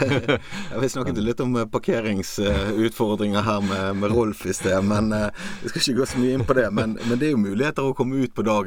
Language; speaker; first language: Norwegian; native; Norwegian